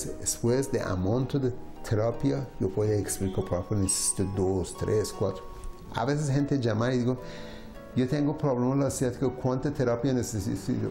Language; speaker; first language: Spanish; non-native, learner; Persian